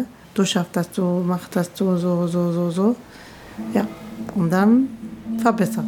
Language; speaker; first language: German; non-native, learner; Arabic